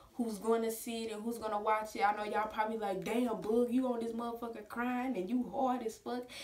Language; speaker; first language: English; native; English